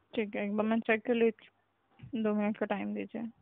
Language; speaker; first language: Hindi; non-native, local second language; Marathi